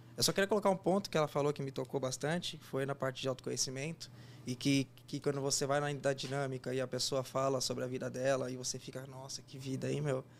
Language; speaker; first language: Portuguese; native; Portuguese